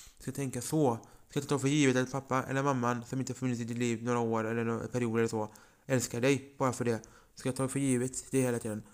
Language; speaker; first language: Swedish; early bilingual, other home language; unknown